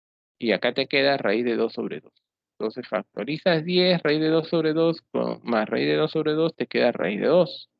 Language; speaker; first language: Spanish; native; Spanish